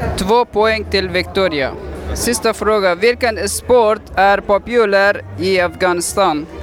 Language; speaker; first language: Swedish; non-native, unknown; Persian